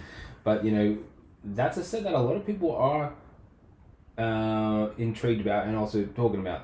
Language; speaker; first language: English; native; English